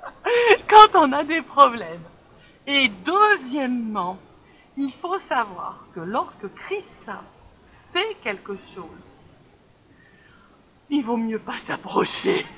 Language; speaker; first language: French; native; French